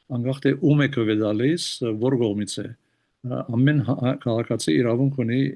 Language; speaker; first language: Armenian; early bilingual, heritage; Armenian